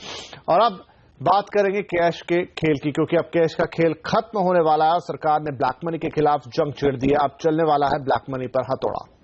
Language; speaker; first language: Hindi; native; Hindi